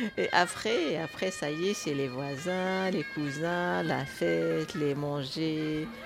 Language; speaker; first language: French; non-native, local second language; Arabic